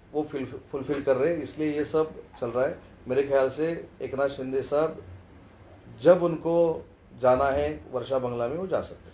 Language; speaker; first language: Hindi; non-native, local second language; Marathi